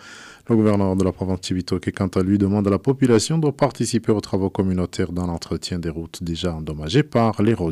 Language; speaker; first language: French; non-native, local second language; Rundi